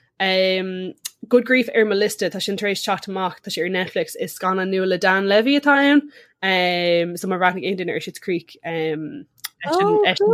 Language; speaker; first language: Irish; non-native, local second language; English